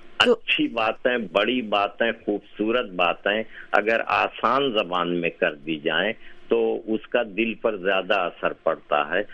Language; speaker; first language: Urdu; native; Urdu